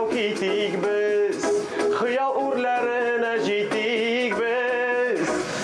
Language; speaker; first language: Tatar; early bilingual, other home language; Armenian